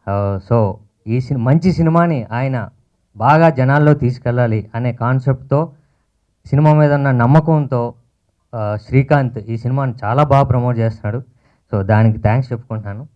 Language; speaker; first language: Telugu; native; Telugu